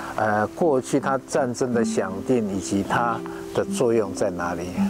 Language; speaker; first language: Chinese; native; Chinese